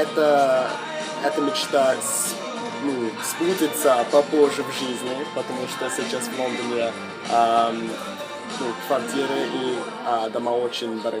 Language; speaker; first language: Russian; non-native, fluent; English